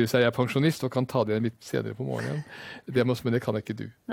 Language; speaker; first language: Norwegian; native; Norwegian